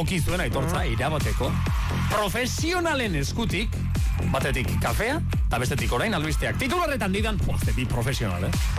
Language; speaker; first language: Basque; native; Basque